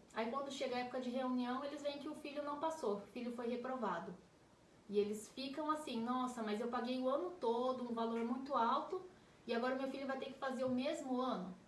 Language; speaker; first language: Portuguese; native; Portuguese